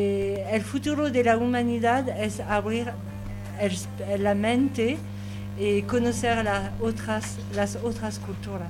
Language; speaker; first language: Spanish; non-native, learner; French